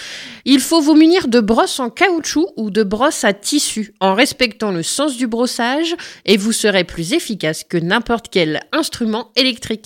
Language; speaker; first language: French; native; French